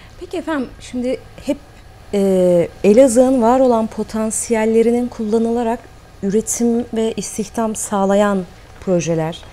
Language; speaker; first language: Turkish; native; Turkish